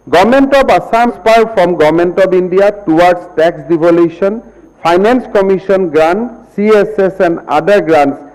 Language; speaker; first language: English; non-native, local second language; Assamese